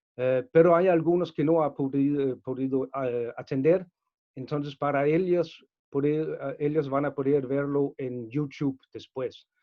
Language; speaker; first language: Spanish; non-native, fluent; Danish